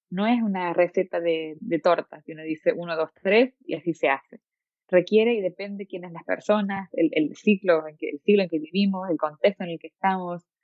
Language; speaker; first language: Spanish; native; Spanish